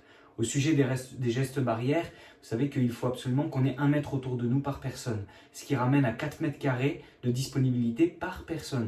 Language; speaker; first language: French; native; French